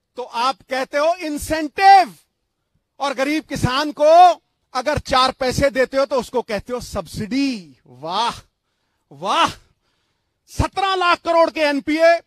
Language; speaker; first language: Hindi; non-native, local second language; Punjabi